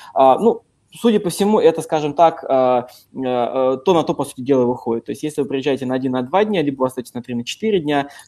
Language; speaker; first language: Russian; native; Russian